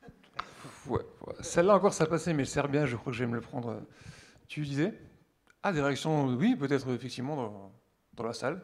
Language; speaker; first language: French; native; French